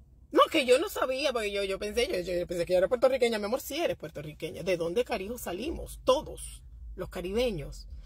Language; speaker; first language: Spanish; native; Spanish